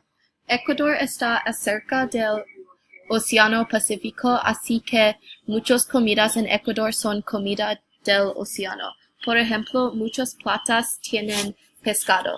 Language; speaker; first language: Spanish; non-native, learner; English